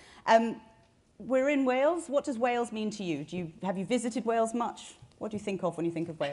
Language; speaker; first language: English; native; English